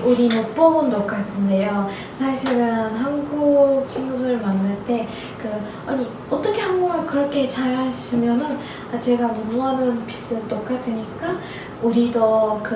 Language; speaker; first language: Korean; non-native, learner; Turkish